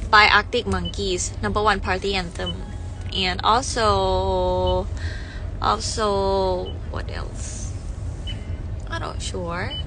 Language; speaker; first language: English; non-native, fluent; Thai